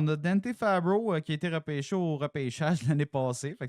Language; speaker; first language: French; native; French